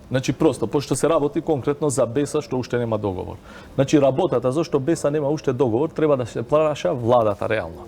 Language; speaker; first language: Macedonian; non-native, local second language; Albanian